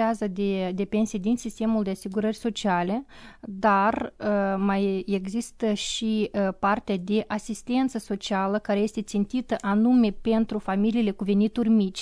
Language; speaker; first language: Romanian; native; Romanian